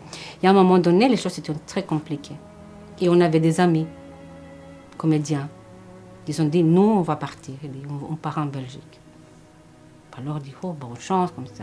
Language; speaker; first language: French; non-native, fluent; Spanish